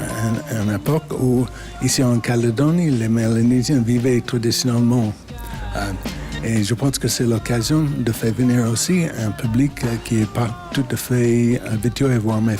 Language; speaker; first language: French; non-native, fluent; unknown